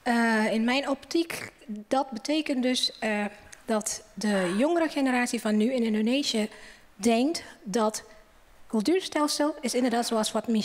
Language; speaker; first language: Dutch; non-native, fluent; Indonesian